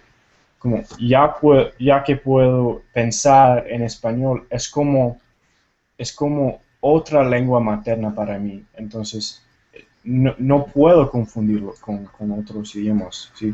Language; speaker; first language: Spanish; non-native, fluent; Tamil